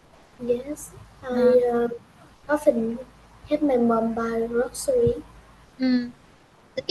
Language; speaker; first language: English; non-native, learner; Vietnamese